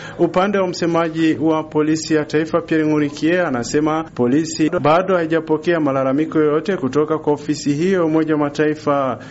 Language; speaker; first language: Swahili; non-native, local second language; Rundi